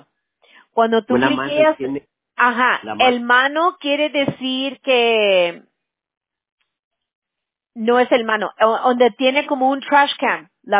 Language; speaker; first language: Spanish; early bilingual, heritage; Spanish